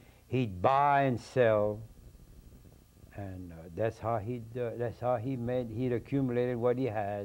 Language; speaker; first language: English; non-native, local second language; French